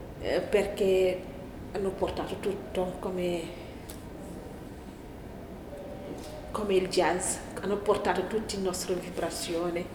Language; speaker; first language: Italian; non-native, learner; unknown